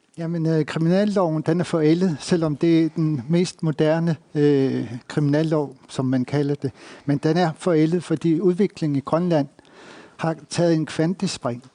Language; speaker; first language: Danish; non-native, local second language; Kalaallisut